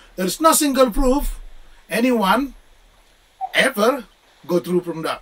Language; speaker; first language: English; non-native, fluent; Indonesian